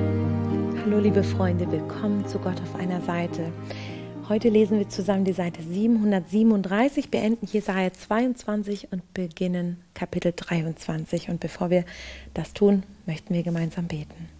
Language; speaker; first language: German; native; German